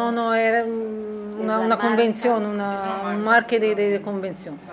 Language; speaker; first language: Spanish; non-native, learner; Italian